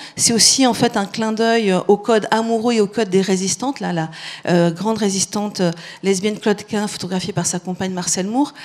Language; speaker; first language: French; native; French